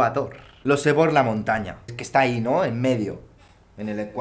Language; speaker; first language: Spanish; native; Spanish